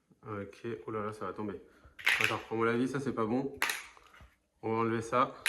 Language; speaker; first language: French; native; French